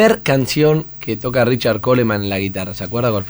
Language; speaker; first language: Spanish; native; Spanish